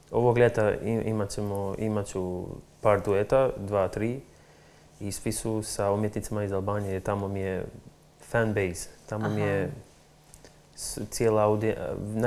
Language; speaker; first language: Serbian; non-native, local second language; Albanian